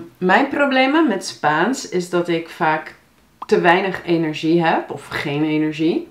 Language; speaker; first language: Dutch; native; Dutch